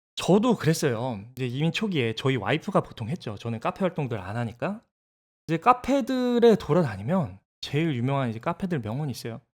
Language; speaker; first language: Korean; native; Korean